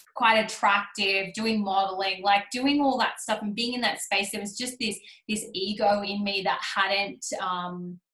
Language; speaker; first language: English; native; English